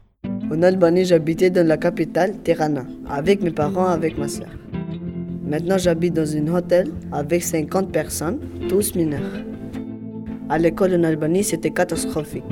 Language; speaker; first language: French; non-native, learner; Albanian